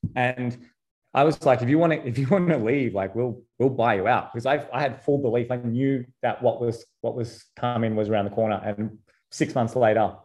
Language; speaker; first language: English; native; English